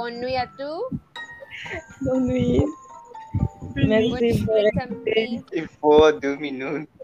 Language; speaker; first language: French; non-native, learner; Spanish